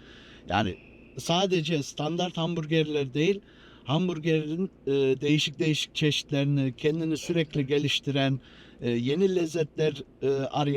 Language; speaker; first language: Turkish; early bilingual, heritage; Turkish